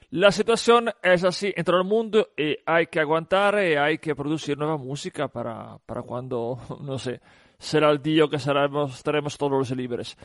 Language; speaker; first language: Spanish; non-native, fluent; Italian